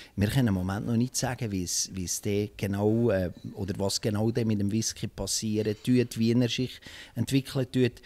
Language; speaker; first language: German; native; German